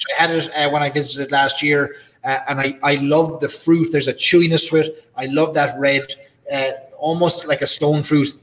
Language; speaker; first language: English; native; English